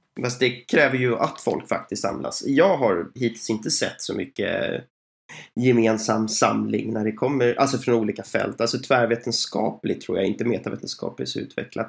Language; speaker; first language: Swedish; native; Swedish